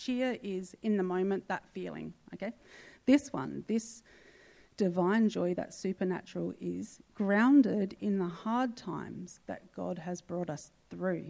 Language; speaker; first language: English; native; English